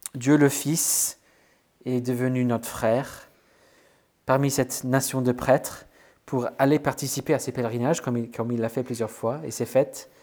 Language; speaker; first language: French; non-native, fluent; English